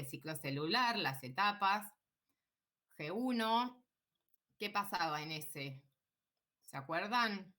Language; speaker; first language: Spanish; native; Spanish